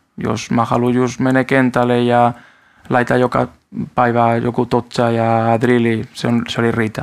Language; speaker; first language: Finnish; non-native, learner; Spanish